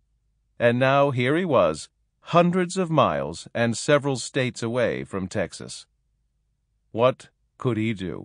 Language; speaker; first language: English; native; English